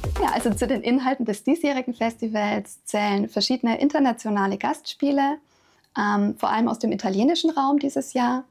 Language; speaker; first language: German; native; German